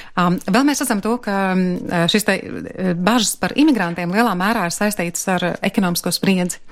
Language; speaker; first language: Latvian; native; Latvian